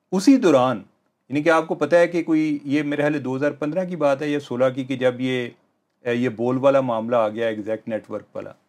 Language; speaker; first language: Urdu; native; Urdu